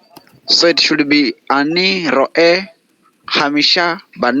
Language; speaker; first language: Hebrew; non-native, learner; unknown